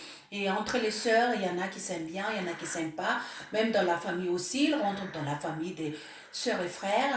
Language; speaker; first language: French; non-native, local second language; Malagasy